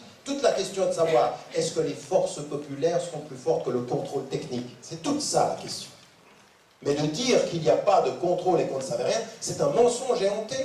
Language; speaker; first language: French; native; French